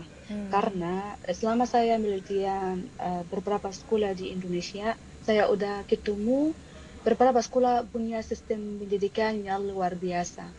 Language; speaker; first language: Indonesian; non-native, fluent; Arabic